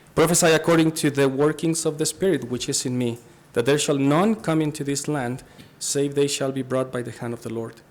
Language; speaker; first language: English; non-native, fluent; Spanish